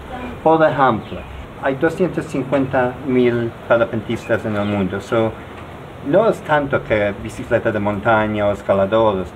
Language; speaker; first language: Spanish; non-native, learner; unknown